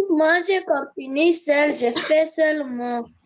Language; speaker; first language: French; non-native, learner; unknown